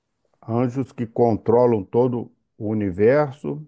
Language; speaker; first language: Portuguese; native; Portuguese